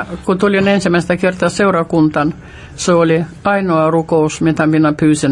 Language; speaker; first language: Finnish; non-native, fluent; Russian